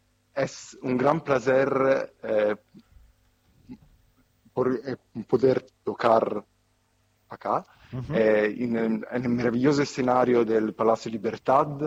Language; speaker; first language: Spanish; non-native, fluent; Italian